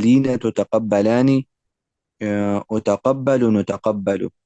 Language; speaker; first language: Arabic; non-native, learner; Urdu